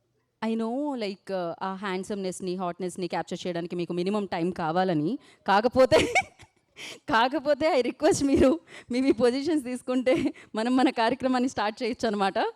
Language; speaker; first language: Telugu; native; Telugu